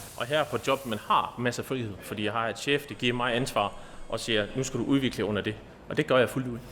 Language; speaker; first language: Danish; non-native, fluent; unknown